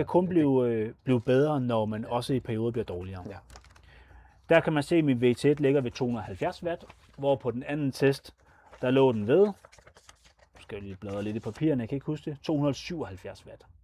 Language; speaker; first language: Danish; native; Danish